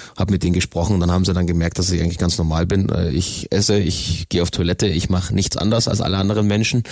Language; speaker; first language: German; native; German